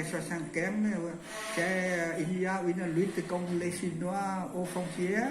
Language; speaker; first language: French; non-native, learner; Vietnamese